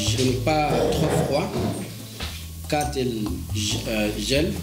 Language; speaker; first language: French; non-native, learner; Arabic